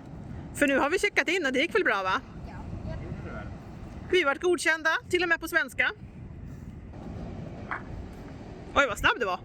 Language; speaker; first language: Swedish; native; Swedish